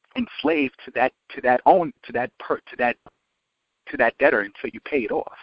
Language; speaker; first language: English; native; English